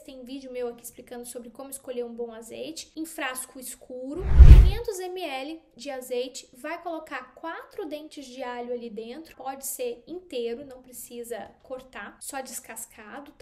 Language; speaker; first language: Portuguese; native; Portuguese